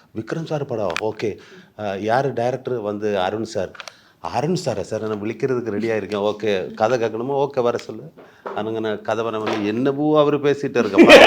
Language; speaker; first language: Tamil; non-native, learner; Malayalam